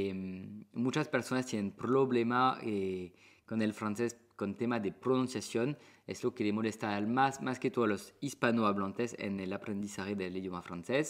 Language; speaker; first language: Spanish; non-native, fluent; French